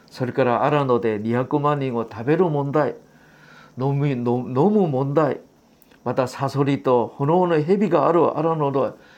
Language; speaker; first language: Japanese; non-native, fluent; Korean